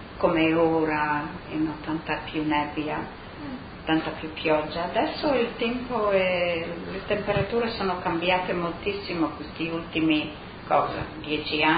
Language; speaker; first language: Italian; non-native, local second language; Friulian